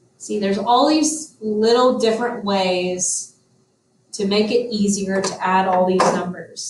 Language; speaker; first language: English; native; English